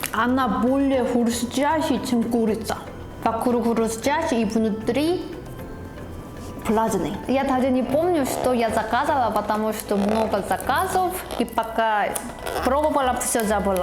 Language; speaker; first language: Russian; non-native, learner; Korean